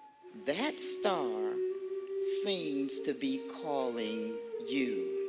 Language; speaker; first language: English; native; English